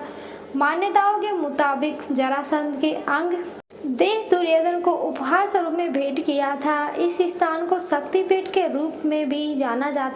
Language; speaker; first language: Hindi; native; Hindi